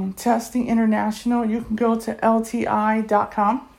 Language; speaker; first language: English; native; English